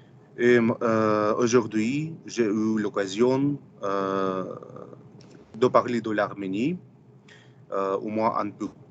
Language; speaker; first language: French; non-native, fluent; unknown